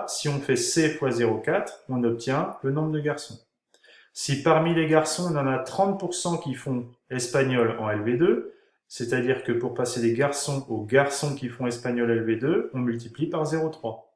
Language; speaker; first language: French; native; French